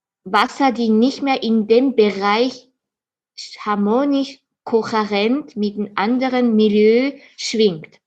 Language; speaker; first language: German; non-native, fluent; Japanese